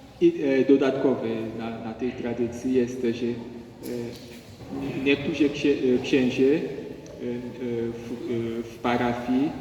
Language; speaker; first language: Polish; non-native, learner; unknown